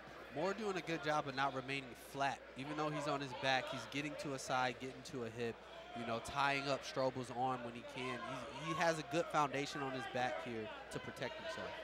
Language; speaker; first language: English; native; English